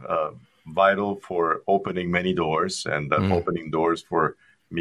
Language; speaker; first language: English; non-native, fluent; Spanish